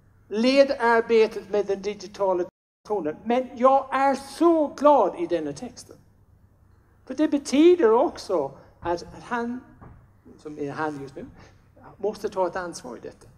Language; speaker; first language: Swedish; non-native, fluent; English